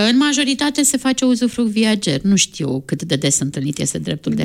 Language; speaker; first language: Romanian; native; Romanian